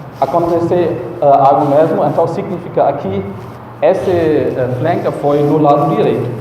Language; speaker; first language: Portuguese; non-native, fluent; German